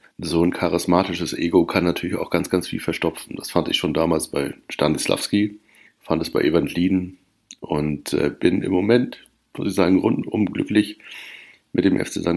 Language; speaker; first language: German; native; German